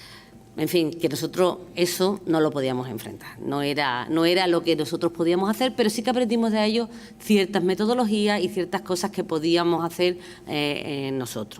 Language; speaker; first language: Spanish; native; Spanish